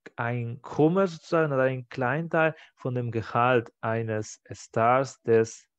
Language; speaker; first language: German; non-native, fluent; Spanish